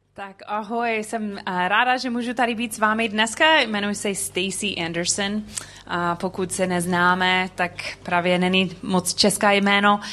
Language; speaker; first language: Czech; non-native, learner; English